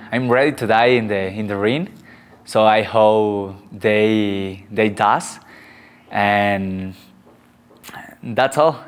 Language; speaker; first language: English; non-native, learner; Spanish